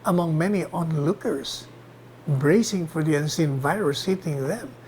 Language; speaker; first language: English; non-native, local second language; Filipino